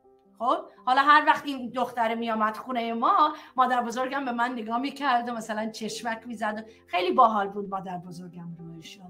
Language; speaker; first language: Persian; early bilingual, heritage; Persian